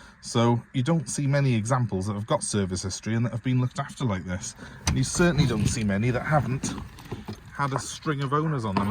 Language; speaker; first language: English; native; English